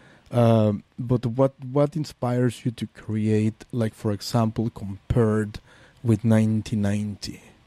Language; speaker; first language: English; non-native, fluent; Spanish